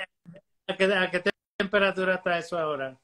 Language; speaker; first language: Spanish; native; Spanish